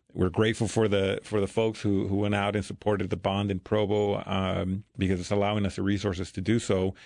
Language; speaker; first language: English; early bilingual, other home language; Spanish